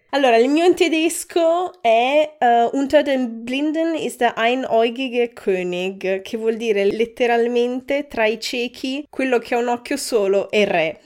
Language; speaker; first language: Italian; native; Italian